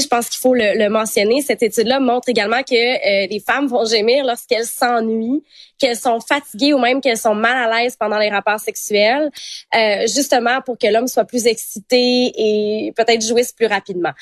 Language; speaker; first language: French; native; French